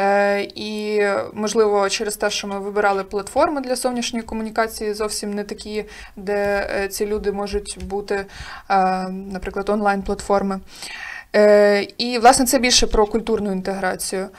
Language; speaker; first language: Ukrainian; native; Ukrainian